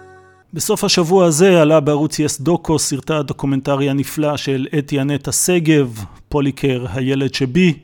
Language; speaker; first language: Hebrew; native; Hebrew